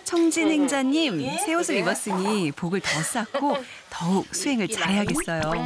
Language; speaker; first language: Korean; native; Korean